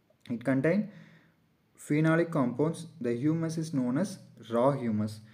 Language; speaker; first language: English; non-native, local second language; Tamil